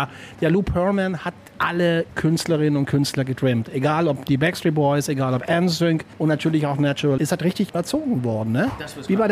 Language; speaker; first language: German; native; German